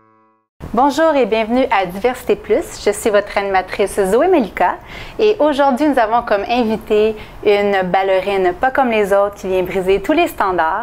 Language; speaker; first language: French; native; French